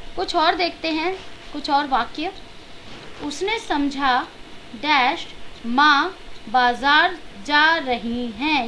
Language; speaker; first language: Hindi; native; Hindi